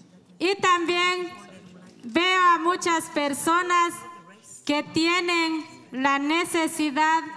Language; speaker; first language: Spanish; non-native, local second language; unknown